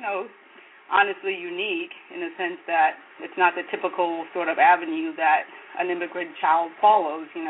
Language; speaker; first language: English; non-native, local second language; Kikuyu